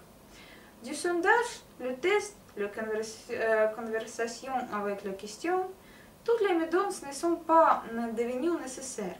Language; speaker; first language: French; non-native, learner; Russian